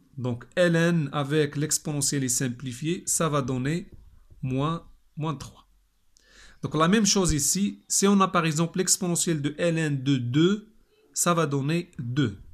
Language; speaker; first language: French; non-native, local second language; Arabic